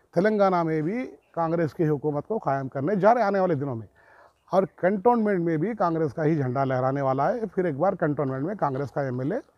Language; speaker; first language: Hindi; non-native, local second language; Urdu